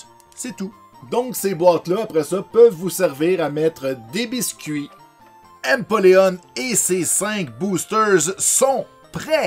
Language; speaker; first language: French; native; French